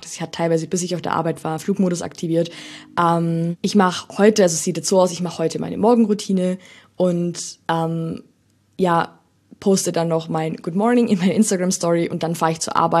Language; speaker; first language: German; native; German